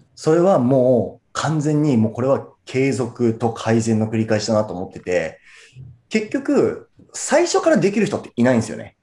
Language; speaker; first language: Japanese; native; Japanese